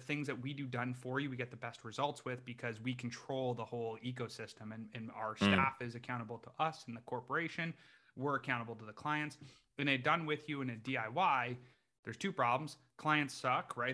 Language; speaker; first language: English; native; English